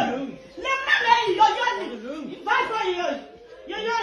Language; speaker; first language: Swedish; non-native, learner; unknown